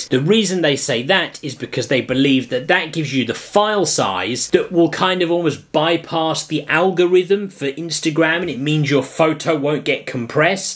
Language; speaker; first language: English; native; English